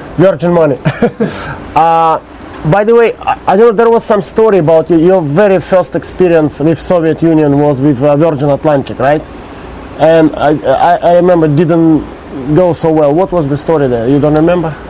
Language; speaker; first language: English; non-native, fluent; Russian